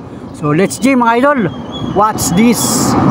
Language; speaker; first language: Filipino; native; Filipino